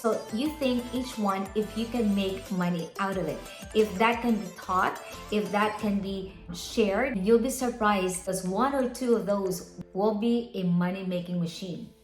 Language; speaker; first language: English; non-native, local second language; Filipino